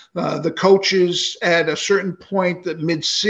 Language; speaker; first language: English; native; English